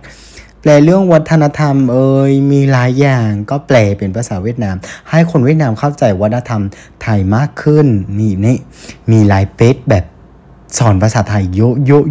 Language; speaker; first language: Thai; non-native, fluent; Vietnamese